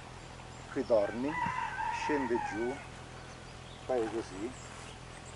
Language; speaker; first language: Italian; native; Italian